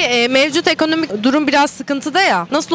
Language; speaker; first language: Turkish; native; Turkish